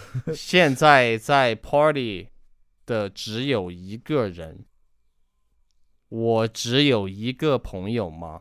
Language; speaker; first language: Chinese; non-native, learner; English